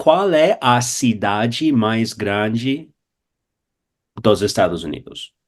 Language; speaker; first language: Portuguese; non-native, fluent; English